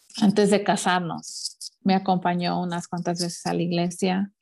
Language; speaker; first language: Spanish; early bilingual, heritage; Spanish